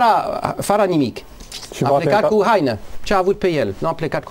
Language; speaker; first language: Romanian; non-native, learner; English